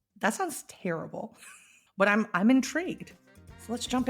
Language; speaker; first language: English; native; English